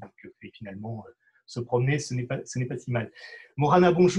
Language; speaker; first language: French; native; French